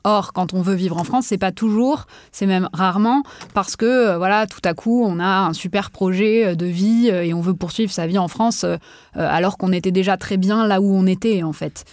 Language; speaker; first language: French; native; French